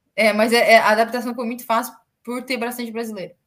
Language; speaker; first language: Portuguese; native; Portuguese